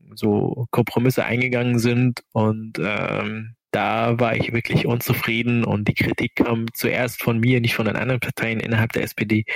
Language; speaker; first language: German; non-native, fluent; Arabic